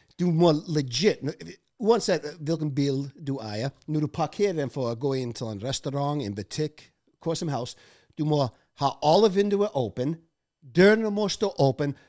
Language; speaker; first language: Norwegian; non-native, fluent; English